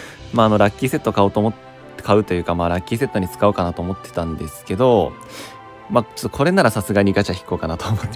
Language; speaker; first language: Japanese; native; Japanese